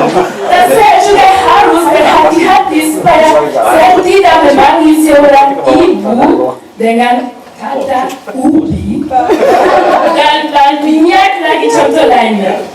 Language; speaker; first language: Indonesian; non-native, learner; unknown